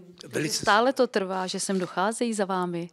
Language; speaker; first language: Czech; native; Czech